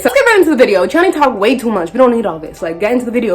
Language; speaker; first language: English; native; English